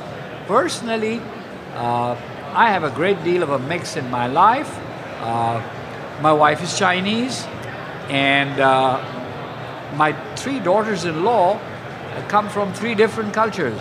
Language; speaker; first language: English; non-native, local second language; Punjabi